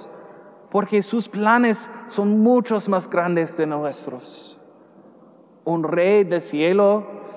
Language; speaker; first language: Spanish; non-native, learner; English